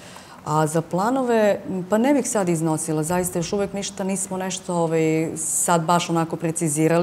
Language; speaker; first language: Serbian; native; Serbian